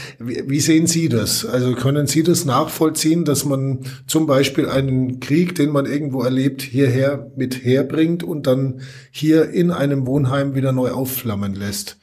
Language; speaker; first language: German; native; German